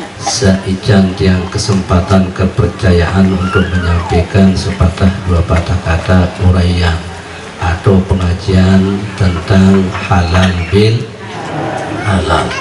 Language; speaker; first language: Indonesian; non-native, local second language; Sasak